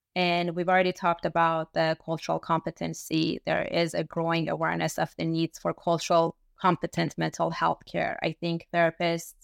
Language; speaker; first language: English; early bilingual, other home language; Persian